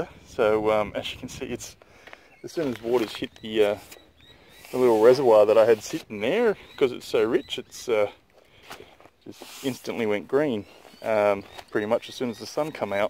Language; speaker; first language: English; native; English